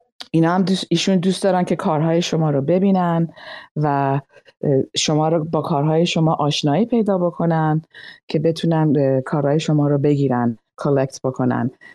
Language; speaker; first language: Persian; native; Persian